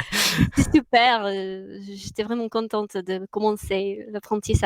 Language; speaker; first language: French; non-native, fluent; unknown